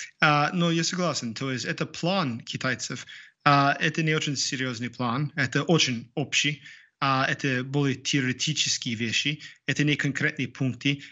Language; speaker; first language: Russian; non-native, fluent; English